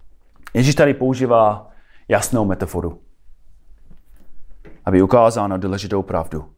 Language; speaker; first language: Czech; non-native, fluent; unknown